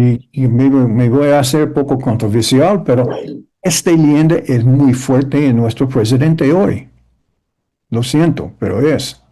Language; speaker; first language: Spanish; early bilingual, heritage; English